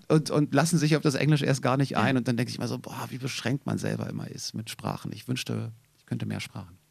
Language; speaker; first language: German; native; German